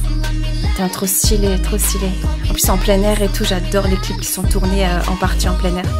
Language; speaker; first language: French; native; French